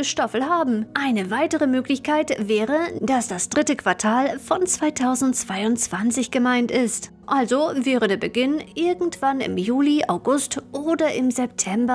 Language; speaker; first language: German; native; German